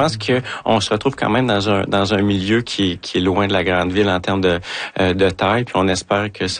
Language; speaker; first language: French; native; French